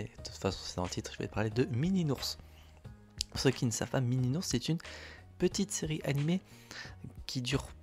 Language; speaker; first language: French; native; French